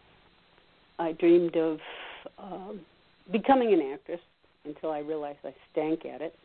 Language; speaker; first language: English; native; English